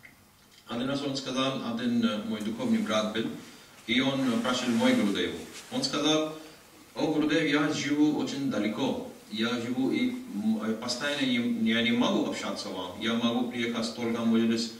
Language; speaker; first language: Russian; non-native, learner; Hindi